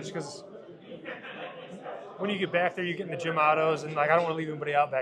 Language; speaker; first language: English; native; English